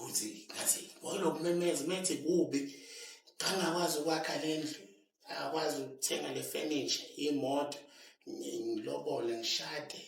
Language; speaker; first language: Zulu; native; Zulu